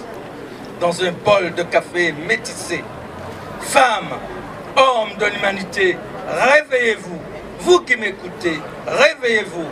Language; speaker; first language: French; native; French